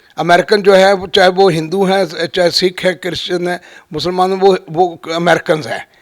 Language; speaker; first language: Urdu; non-native, local second language; Punjabi